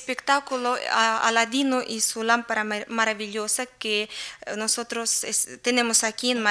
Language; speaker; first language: Spanish; non-native, learner; Russian